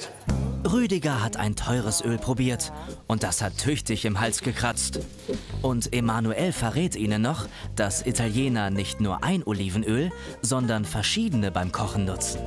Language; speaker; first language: German; native; German